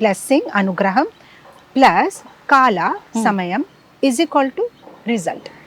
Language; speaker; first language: Telugu; non-native, fluent; Gujarati